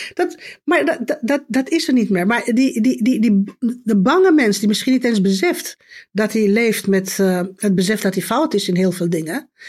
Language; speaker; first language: Dutch; non-native, fluent; Romanian